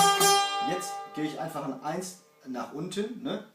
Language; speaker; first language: German; early bilingual, other home language; Kurdish